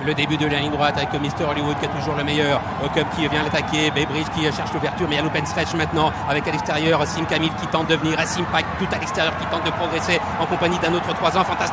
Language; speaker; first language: French; native; French